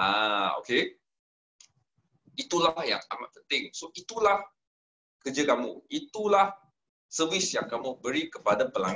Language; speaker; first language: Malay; non-native, local second language; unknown